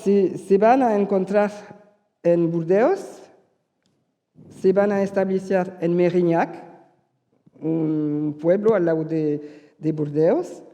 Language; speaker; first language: Spanish; early bilingual, heritage; Spanish